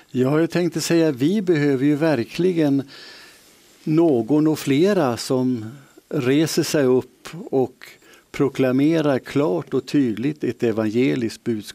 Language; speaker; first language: Swedish; native; Swedish